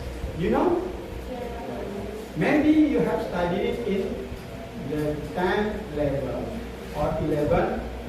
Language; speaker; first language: English; non-native, fluent; Indonesian